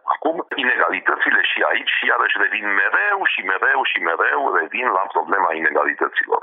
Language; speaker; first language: Romanian; non-native, local second language; Hungarian